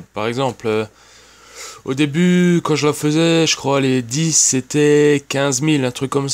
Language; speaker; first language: French; native; French